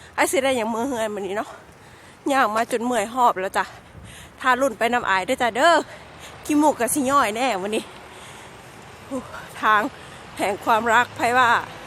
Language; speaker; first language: Thai; native; Thai